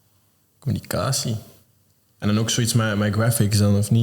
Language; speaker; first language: Dutch; native; Dutch